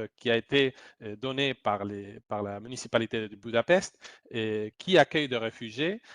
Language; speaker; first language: French; non-native, fluent; Spanish